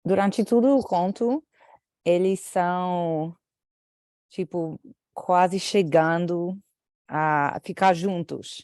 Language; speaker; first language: Portuguese; non-native, fluent; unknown